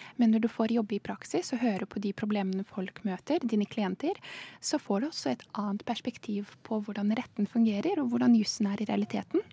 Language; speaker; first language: Norwegian; non-native, fluent; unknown